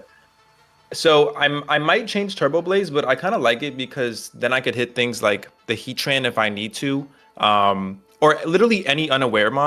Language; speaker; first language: English; native; English